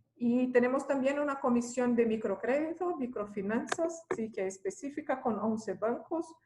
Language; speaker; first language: Spanish; non-native, fluent; Portuguese